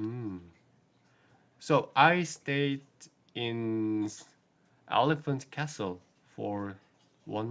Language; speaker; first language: English; non-native, learner; Korean